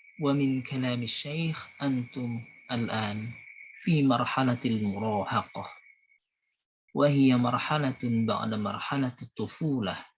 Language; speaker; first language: Arabic; non-native, fluent; Indonesian